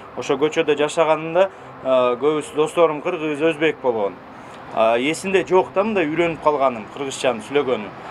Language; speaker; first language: Kyrgyz; non-native, local second language; Russian